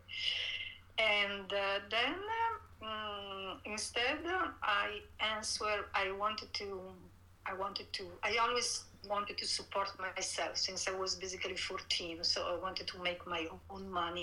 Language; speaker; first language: English; non-native, fluent; Italian